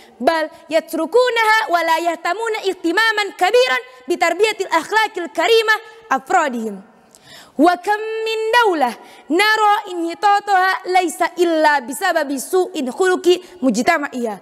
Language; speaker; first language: Arabic; non-native, fluent; Indonesian